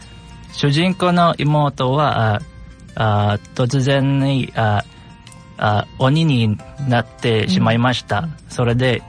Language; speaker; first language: Japanese; non-native, learner; Bikol